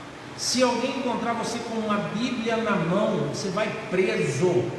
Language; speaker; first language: Portuguese; native; Portuguese